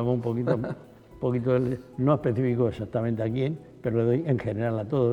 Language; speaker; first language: Spanish; native; Spanish